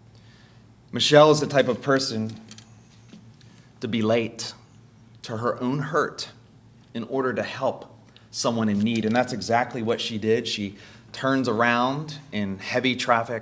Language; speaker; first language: English; native; English